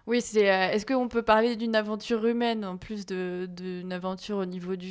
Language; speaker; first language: French; native; French